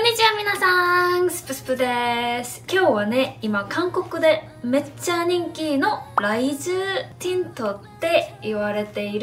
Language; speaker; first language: Japanese; non-native, fluent; Korean